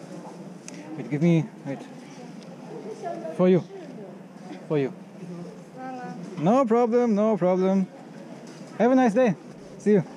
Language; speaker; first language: English; non-native, fluent; German